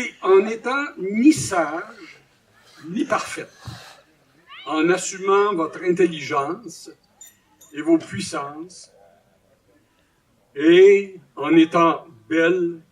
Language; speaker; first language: French; native; French